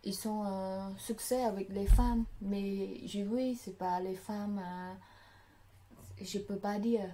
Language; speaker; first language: French; non-native, learner; Khmer